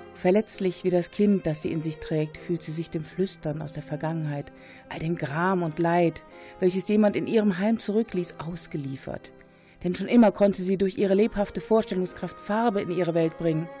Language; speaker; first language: German; native; German